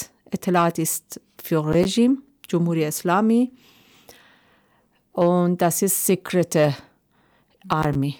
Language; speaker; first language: German; non-native, learner; Persian